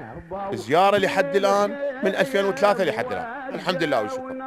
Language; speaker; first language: Arabic; native; Arabic